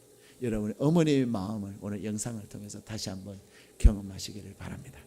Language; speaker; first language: Korean; native; Korean